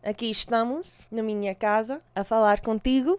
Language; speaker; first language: Portuguese; early bilingual, heritage; Portuguese